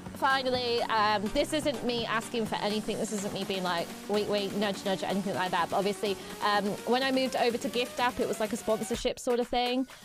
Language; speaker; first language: English; native; English